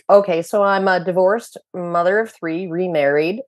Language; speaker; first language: English; native; English